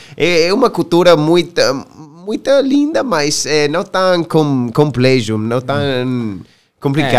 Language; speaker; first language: Portuguese; non-native, learner; English